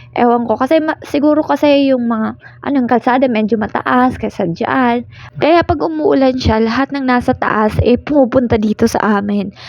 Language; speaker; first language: Filipino; non-native, local second language; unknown